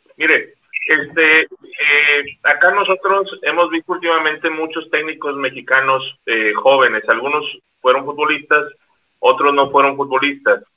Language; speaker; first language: Spanish; native; Spanish